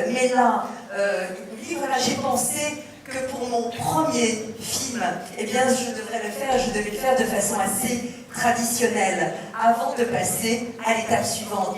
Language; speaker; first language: French; native; French